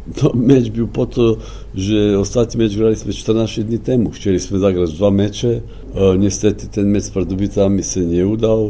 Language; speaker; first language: Polish; non-native, fluent; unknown